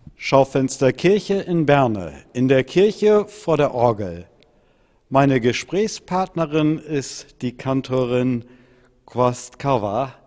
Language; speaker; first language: German; native; German